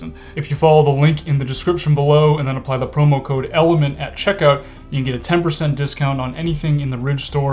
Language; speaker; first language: English; native; English